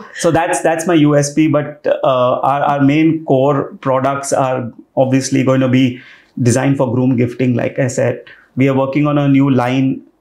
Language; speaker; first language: English; non-native, local second language; Hindi